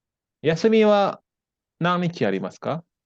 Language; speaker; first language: Japanese; non-native, fluent; Indonesian